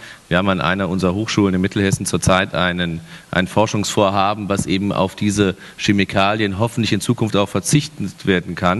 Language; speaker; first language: German; native; German